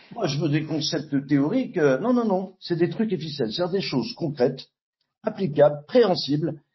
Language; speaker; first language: French; native; French